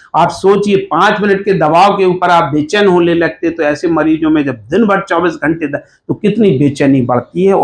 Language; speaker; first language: Hindi; native; Hindi